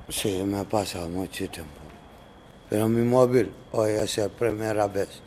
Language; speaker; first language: Spanish; non-native, learner; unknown